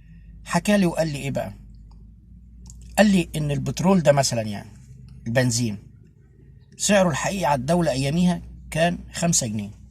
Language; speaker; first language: Arabic; native; Arabic